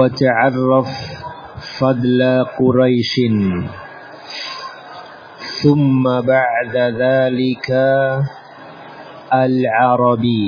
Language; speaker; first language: Arabic; non-native, fluent; Indonesian